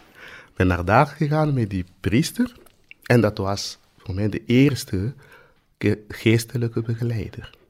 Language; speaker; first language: Dutch; non-native, fluent; Swahili